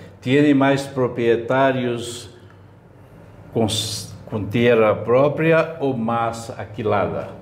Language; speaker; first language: Spanish; non-native, learner; Portuguese